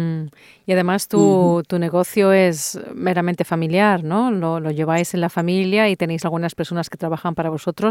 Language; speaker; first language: Spanish; native; Spanish